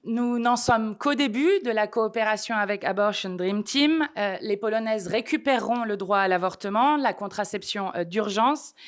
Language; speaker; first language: French; native; French